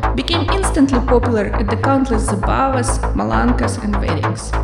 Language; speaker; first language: English; non-native, fluent; Ukrainian